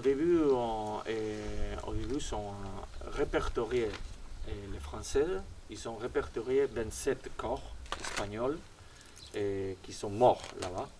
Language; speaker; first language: French; non-native, fluent; Spanish